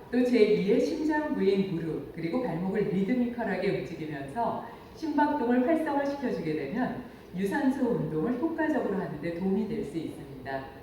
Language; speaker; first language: Korean; native; Korean